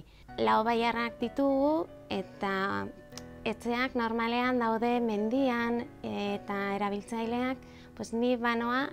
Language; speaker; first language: Basque; non-native, local second language; Spanish